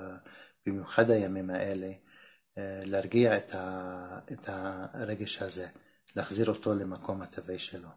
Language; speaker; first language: Hebrew; non-native, local second language; Arabic